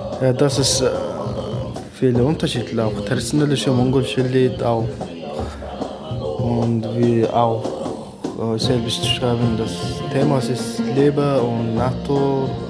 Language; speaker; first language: German; non-native, learner; Mongolian